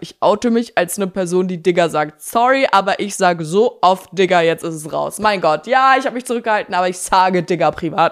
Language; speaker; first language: German; native; German